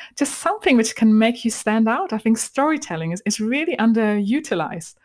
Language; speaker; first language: English; non-native, fluent; German